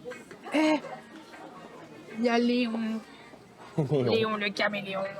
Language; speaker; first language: French; native; French